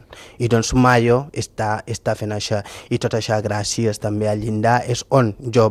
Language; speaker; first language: Catalan; non-native, local second language; Fula